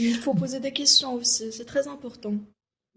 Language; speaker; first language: French; non-native, local second language; Arabic